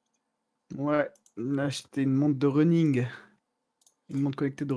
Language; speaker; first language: French; native; French